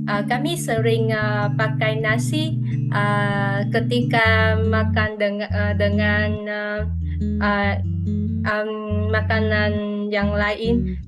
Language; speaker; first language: Indonesian; non-native, fluent; Vietnamese